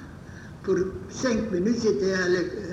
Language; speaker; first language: French; non-native, fluent; Bulgarian